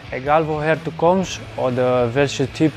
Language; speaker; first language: German; non-native, local second language; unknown